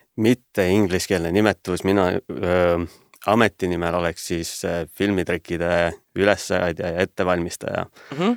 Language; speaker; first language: Estonian; native; Estonian